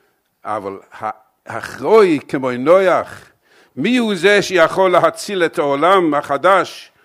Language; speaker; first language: Hebrew; non-native, fluent; English